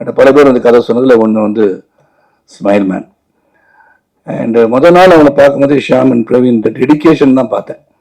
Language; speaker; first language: Tamil; native; Tamil